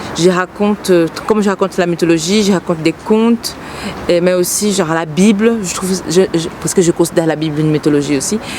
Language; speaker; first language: French; non-native, fluent; Portuguese